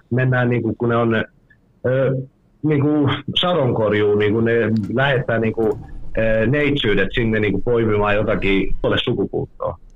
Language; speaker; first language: Finnish; native; Finnish